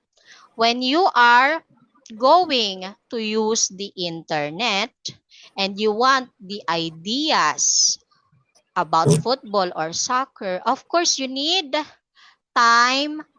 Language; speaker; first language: English; non-native, fluent; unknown